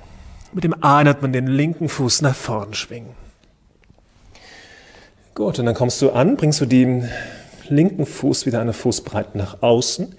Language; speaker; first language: German; native; German